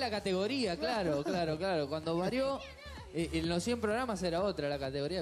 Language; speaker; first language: Spanish; native; Spanish